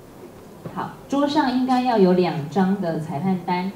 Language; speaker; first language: Chinese; native; Chinese